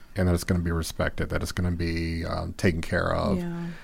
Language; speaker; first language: English; native; English